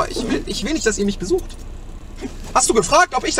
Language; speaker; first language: German; native; German